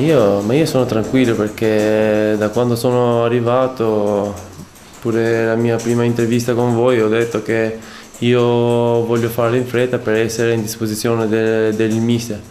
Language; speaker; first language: Italian; non-native, fluent; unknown